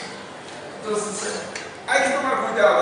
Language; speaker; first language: Spanish; non-native, fluent; Portuguese